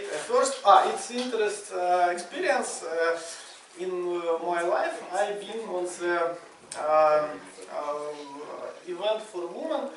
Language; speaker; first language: English; non-native, learner; Russian